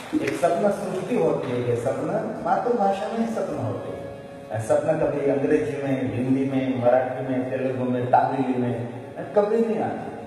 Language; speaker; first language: Hindi; non-native, local second language; Gujarati